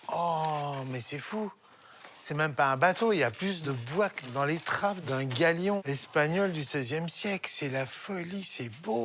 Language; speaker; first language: French; native; French